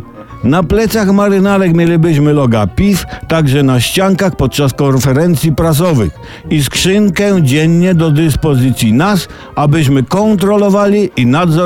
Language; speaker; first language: Polish; native; Polish